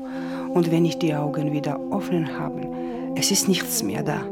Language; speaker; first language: German; non-native, learner; Georgian